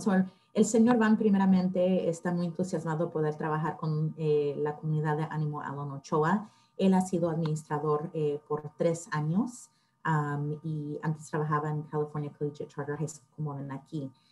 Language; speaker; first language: Spanish; early bilingual, heritage; Spanish